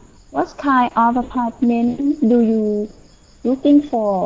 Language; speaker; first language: English; non-native, learner; Thai